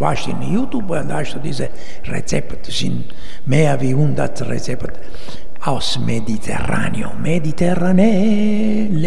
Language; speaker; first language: German; non-native, learner; Italian